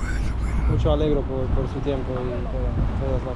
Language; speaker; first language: Spanish; non-native, learner; Bosnian